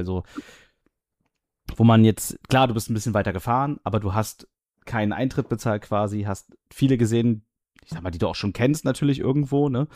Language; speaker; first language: German; native; German